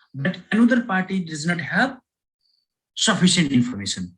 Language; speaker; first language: English; non-native, local second language; Nepali